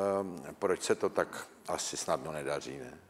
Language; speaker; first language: Czech; native; Czech